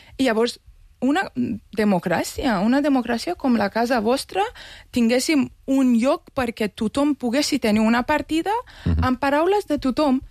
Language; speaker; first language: Catalan; non-native, fluent; Persian